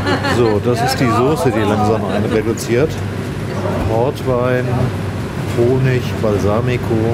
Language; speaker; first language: German; native; German